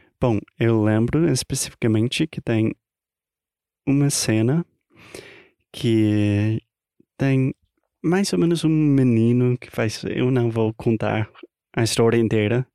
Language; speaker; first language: Portuguese; non-native, fluent; English